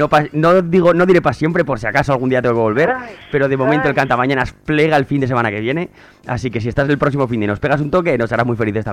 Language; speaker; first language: Spanish; native; Spanish